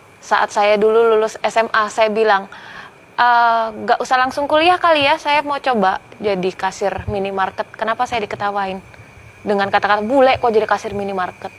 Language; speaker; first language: Indonesian; early bilingual, other home language; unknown